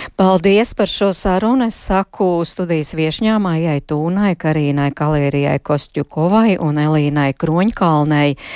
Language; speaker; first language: Latvian; native; Latvian